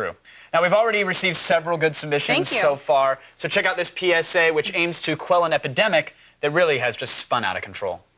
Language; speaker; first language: English; native; English